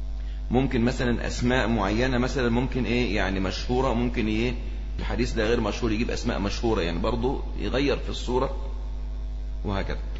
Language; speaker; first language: Arabic; native; Arabic